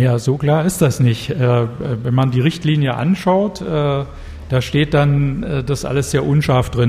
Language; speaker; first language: German; native; German